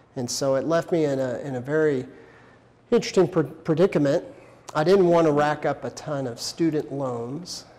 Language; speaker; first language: English; native; English